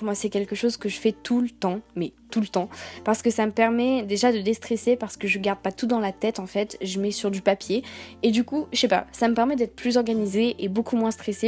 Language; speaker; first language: French; native; French